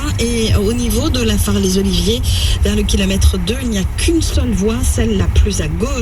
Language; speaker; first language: French; native; French